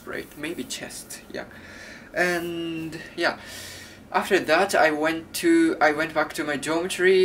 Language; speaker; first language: English; non-native, learner; Japanese